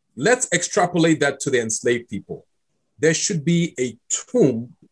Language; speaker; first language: English; non-native, local second language; Akan